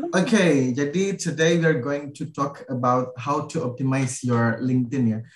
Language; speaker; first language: English; non-native, fluent; Indonesian